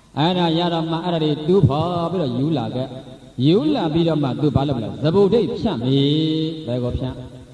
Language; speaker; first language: Burmese; native; Burmese